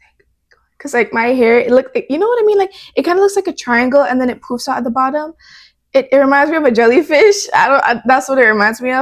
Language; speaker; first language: English; native; English